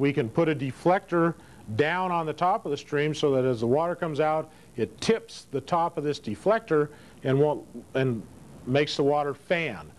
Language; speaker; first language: English; native; English